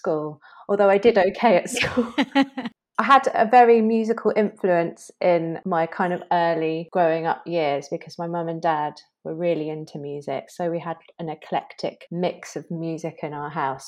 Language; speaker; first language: English; native; English